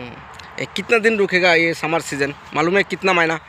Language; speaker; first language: Hindi; non-native, learner; Bangla